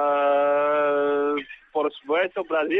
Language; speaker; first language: Portuguese; non-native, learner; Chinese